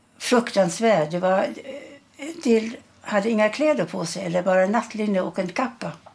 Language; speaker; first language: Swedish; early bilingual, other home language; German